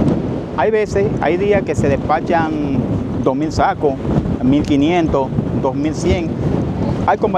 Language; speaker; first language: Spanish; native; Spanish